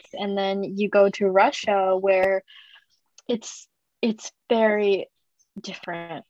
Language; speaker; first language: English; early bilingual, other home language; Japanese